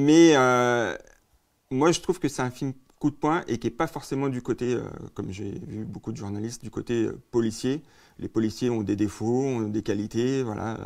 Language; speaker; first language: French; native; French